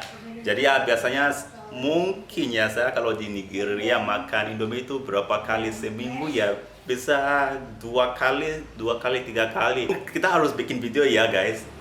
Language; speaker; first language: Indonesian; non-native, fluent; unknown